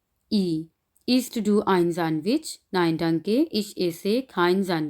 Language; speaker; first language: German; non-native, fluent; Urdu